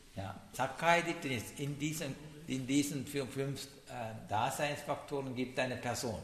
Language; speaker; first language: German; non-native, learner; Sinhala